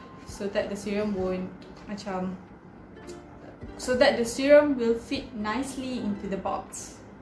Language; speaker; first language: English; non-native, local second language; Malay